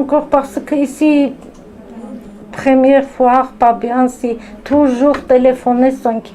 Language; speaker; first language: French; non-native, learner; Russian